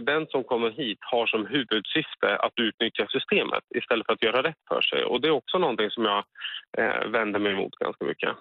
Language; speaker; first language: Swedish; native; Swedish